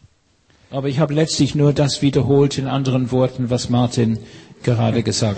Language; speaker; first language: German; non-native, fluent; English